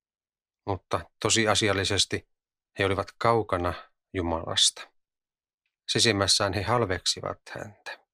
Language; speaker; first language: Finnish; native; Finnish